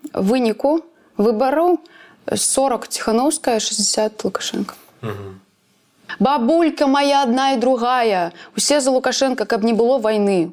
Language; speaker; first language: Belarusian; native; Belarusian